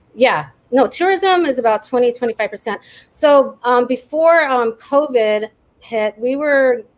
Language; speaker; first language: English; native; English